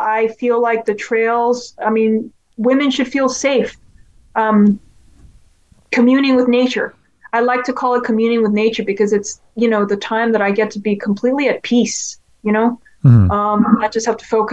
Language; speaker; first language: English; non-native, local second language; Cantonese